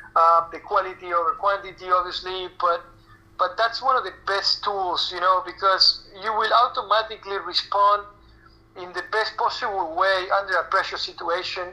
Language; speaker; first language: English; non-native, fluent; Spanish